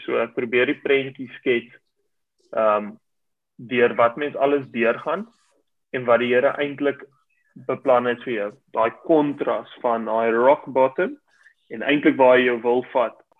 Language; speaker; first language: Afrikaans; native; Afrikaans